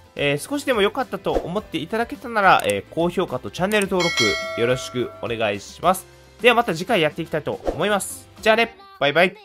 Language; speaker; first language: Japanese; native; Japanese